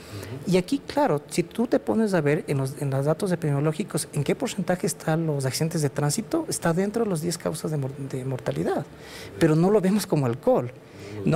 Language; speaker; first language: Spanish; native; Spanish